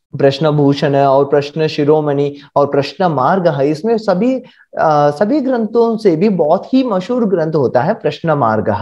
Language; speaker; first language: Hindi; non-native, local second language; Marathi